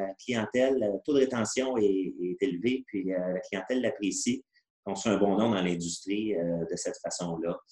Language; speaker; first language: French; native; French